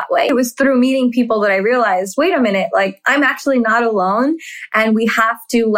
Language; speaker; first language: English; early bilingual, other home language; Hindi